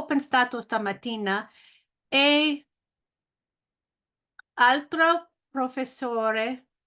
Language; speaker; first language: Italian; non-native, learner; English